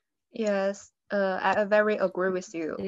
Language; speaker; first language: English; non-native, learner; Chinese